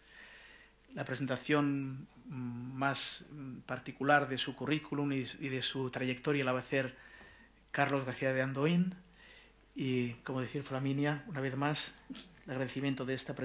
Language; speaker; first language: Spanish; native; Spanish